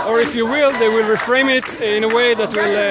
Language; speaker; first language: English; non-native, fluent; Hebrew